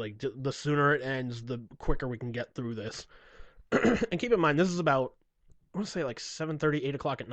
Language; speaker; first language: English; native; English